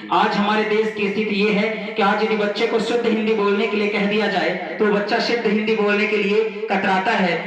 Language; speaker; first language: Hindi; native; Hindi